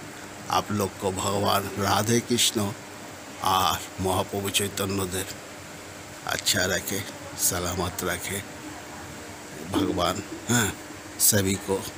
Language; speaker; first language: Hindi; non-native, local second language; Bangla